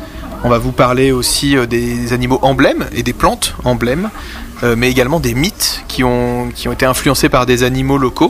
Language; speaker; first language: French; native; French